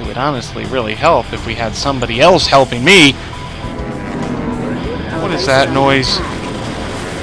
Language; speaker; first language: English; native; English